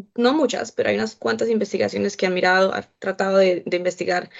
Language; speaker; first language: Spanish; native; Spanish